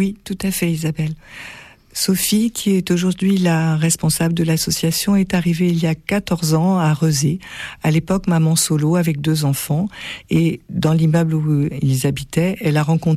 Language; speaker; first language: French; native; French